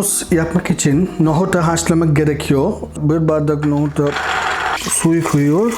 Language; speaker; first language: Turkish; non-native, learner; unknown